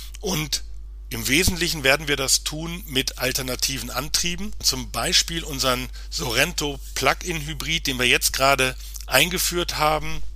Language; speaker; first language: German; native; German